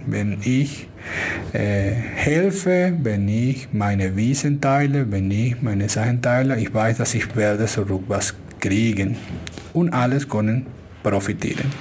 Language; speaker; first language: German; non-native, fluent; Spanish